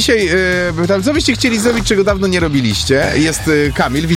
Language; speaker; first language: Polish; native; Polish